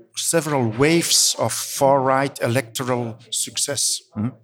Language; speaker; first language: English; non-native, fluent; Dutch